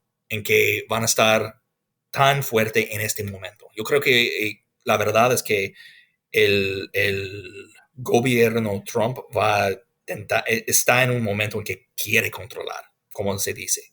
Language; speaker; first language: Spanish; non-native, fluent; English